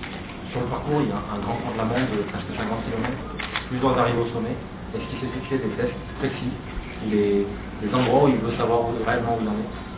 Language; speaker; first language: French; native; French